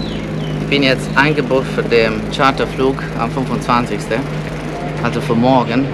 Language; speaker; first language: German; non-native, fluent; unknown